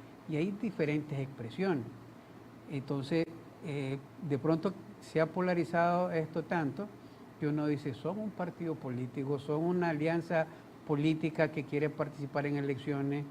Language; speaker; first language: Spanish; native; Spanish